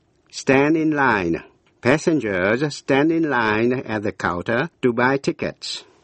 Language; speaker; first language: English; non-native, fluent; Vietnamese